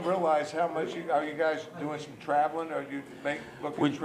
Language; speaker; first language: English; native; English